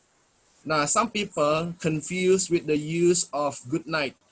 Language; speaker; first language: English; non-native, fluent; Indonesian